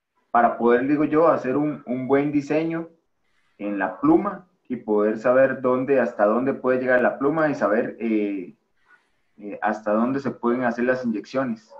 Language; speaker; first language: Spanish; native; Spanish